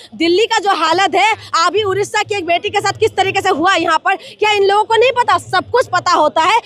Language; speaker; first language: Hindi; non-native, local second language; Manipuri